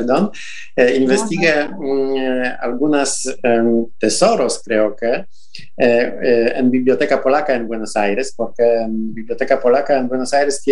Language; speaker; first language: Spanish; non-native, fluent; Polish